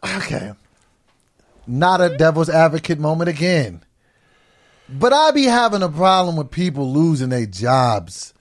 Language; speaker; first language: English; native; English